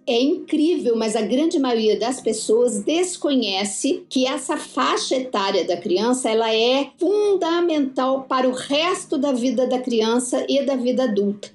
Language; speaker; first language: Portuguese; native; Portuguese